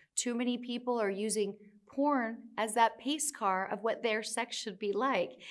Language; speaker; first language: English; native; English